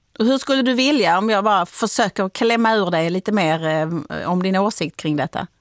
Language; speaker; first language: Swedish; native; Swedish